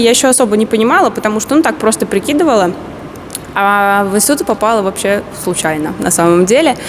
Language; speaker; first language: Russian; native; Russian